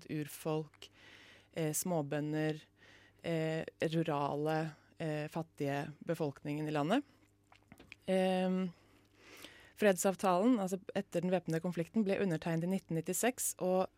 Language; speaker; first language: Norwegian; native; Norwegian